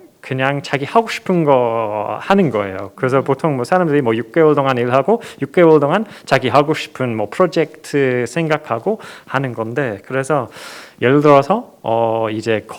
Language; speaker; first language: Korean; non-native, fluent; English